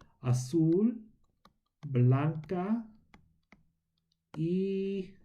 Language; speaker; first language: Spanish; non-native, fluent; English